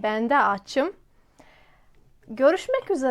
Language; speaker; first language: Turkish; non-native, fluent; Bosnian